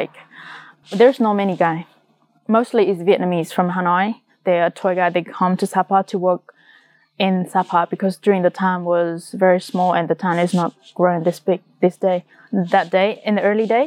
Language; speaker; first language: English; non-native, learner; Vietnamese